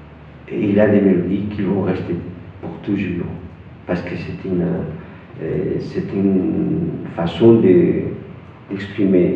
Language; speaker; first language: French; non-native, fluent; Spanish